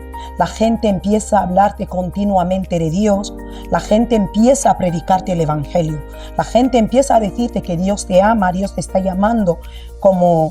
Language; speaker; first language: Spanish; non-native, local second language; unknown